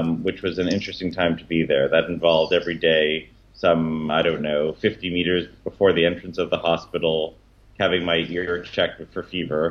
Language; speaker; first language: English; native; English